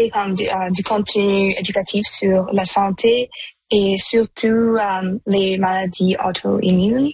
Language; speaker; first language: French; non-native, local second language; Punjabi